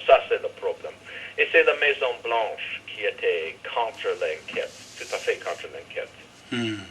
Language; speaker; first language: French; non-native, learner; English